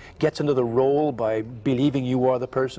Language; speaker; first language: English; native; English